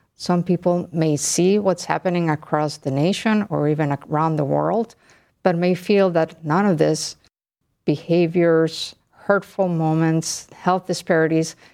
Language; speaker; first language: English; early bilingual, other home language; Spanish